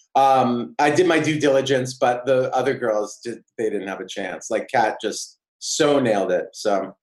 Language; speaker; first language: English; native; English